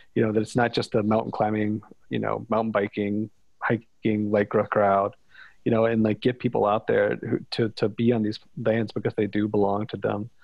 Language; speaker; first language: English; native; English